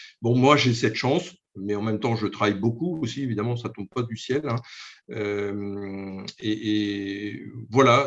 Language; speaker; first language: French; native; French